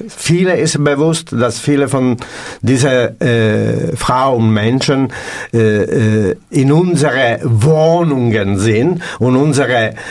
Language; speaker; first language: German; non-native, learner; Italian